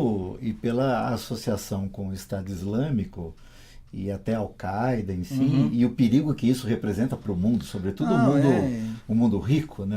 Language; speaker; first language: Portuguese; native; Portuguese